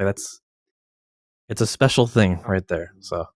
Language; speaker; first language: English; native; English